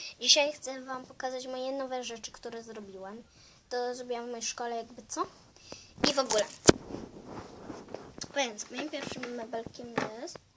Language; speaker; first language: Polish; early bilingual, heritage; Polish